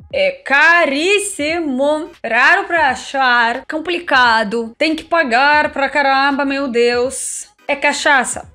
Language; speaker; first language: Portuguese; non-native, fluent; Russian